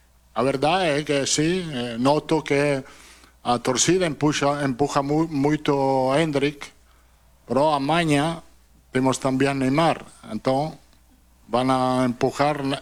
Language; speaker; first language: Portuguese; non-native, learner; Italian